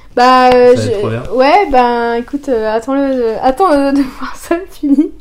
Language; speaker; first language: French; native; French